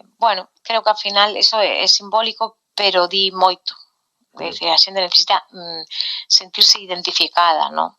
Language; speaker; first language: Galician; native; Galician